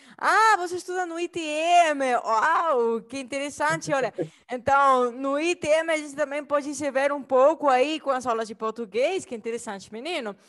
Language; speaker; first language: Portuguese; non-native, fluent; Spanish